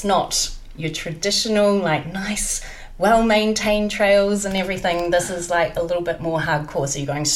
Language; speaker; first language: English; native; English